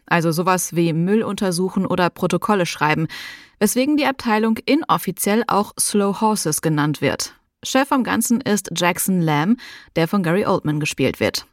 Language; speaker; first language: German; native; German